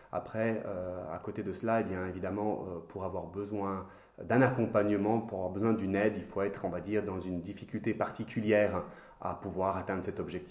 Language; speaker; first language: French; native; French